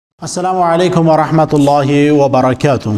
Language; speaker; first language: Arabic; non-native, fluent; Urdu